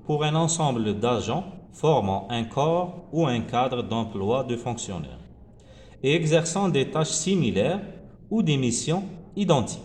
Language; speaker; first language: French; non-native, local second language; Arabic